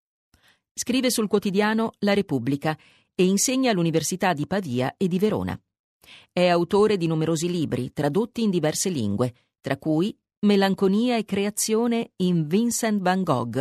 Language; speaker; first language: Italian; native; Italian